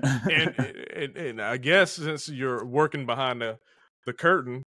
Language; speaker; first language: English; native; English